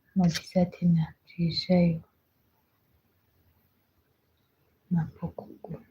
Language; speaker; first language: Russian; non-native, learner; Tajik